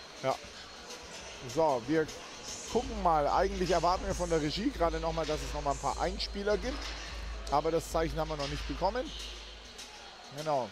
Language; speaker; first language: German; native; German